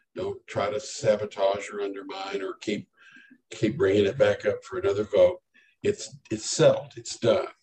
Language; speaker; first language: English; native; English